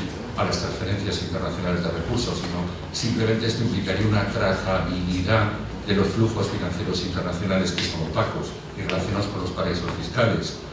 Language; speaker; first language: Spanish; native; Spanish